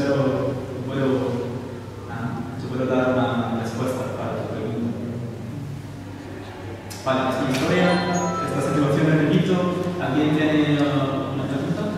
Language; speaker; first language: Spanish; non-native, learner; Arabic